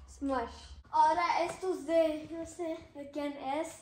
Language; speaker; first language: Spanish; early bilingual, other home language; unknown